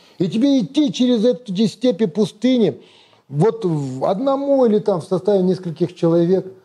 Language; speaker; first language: Russian; non-native, local second language; Kazakh